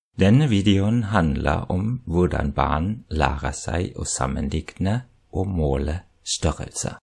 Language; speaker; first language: Norwegian; non-native, fluent; German